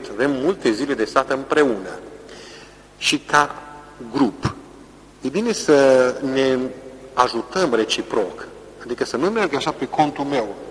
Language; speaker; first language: Romanian; native; Romanian